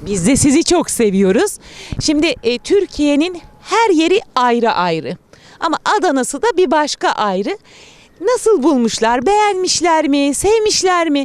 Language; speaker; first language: Turkish; native; Turkish